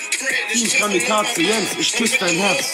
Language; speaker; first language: German; non-native, local second language; Arabic